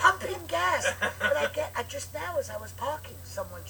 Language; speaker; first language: English; native; English